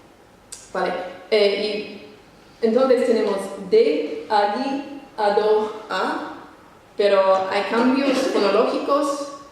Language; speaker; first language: Spanish; non-native, fluent; English